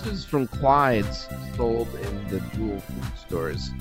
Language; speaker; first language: English; native; English